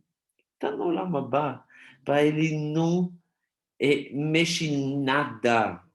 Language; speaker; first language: Portuguese; non-native, fluent; Hebrew